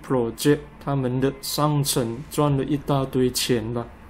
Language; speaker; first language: Chinese; native; Chinese